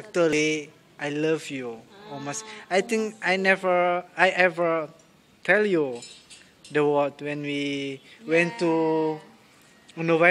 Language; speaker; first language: English; non-native, learner; Nias